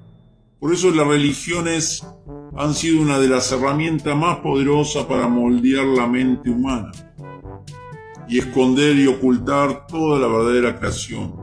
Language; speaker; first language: Spanish; native; Spanish